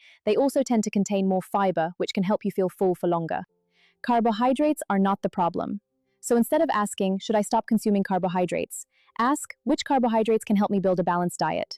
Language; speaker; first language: English; non-native, fluent; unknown